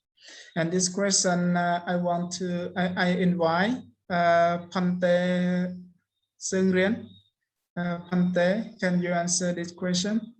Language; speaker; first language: English; non-native, learner; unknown